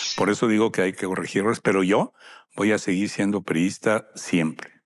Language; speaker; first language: Spanish; native; Spanish